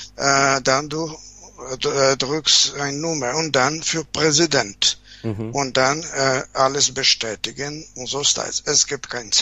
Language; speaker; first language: German; non-native, fluent; Portuguese